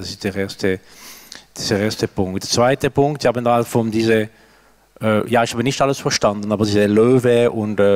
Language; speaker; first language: German; non-native, local second language; French